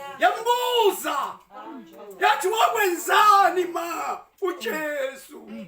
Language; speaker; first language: Zulu; native; Zulu